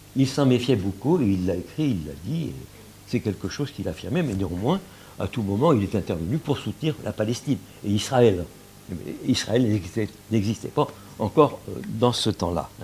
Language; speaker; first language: French; early bilingual, other home language; Yiddish